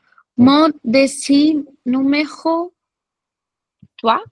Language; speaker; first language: French; non-native, learner; Portuguese